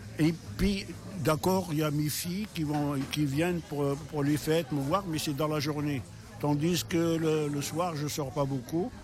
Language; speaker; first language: French; non-native, local second language; Arabic